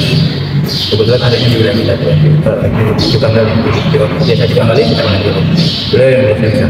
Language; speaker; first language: Indonesian; native; Indonesian